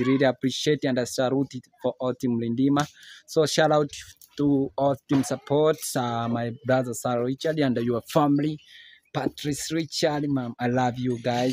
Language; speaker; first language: English; non-native, learner; Swahili